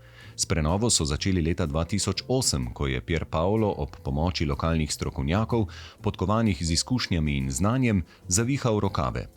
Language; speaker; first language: Slovenian; native; Slovenian